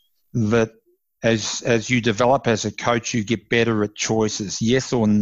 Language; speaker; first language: English; native; English